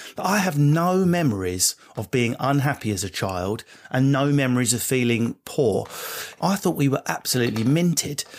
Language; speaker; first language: English; native; English